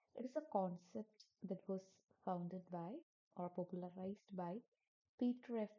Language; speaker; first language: English; non-native, local second language; Malayalam